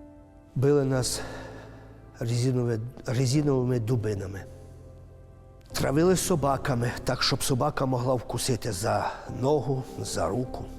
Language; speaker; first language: Ukrainian; native; Ukrainian